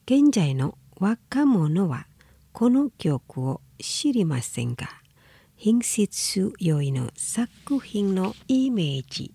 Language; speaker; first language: Japanese; non-native, fluent; Indonesian